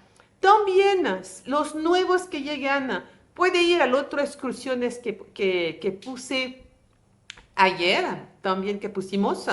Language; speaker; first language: Spanish; native; Spanish